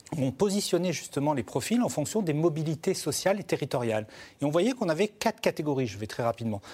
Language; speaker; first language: French; native; French